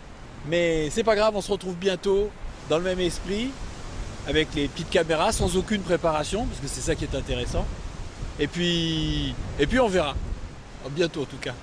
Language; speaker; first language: French; native; French